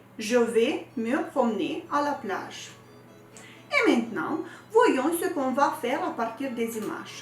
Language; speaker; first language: French; non-native, fluent; Romanian